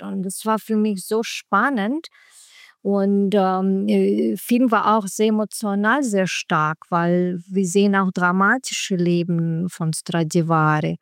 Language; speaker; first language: German; non-native, learner; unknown